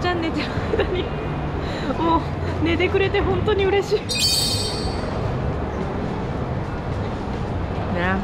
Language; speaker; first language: Japanese; native; Japanese